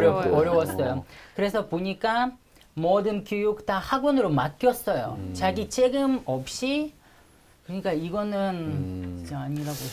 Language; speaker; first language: Korean; non-native, fluent; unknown